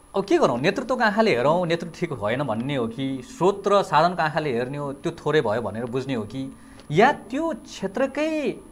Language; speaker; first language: Nepali; native; Nepali